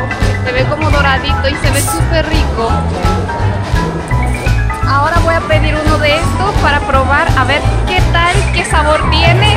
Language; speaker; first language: Spanish; non-native, fluent; Korean